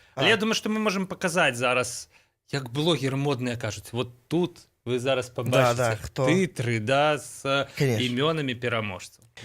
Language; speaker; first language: Belarusian; non-native, local second language; Russian